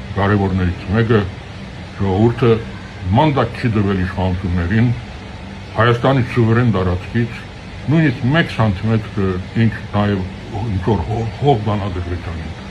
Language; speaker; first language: Armenian; early bilingual, heritage; Armenian